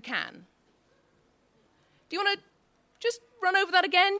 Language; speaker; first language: English; native; English